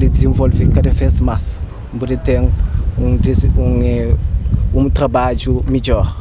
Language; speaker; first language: Portuguese; non-native, local second language; Kabuverdianu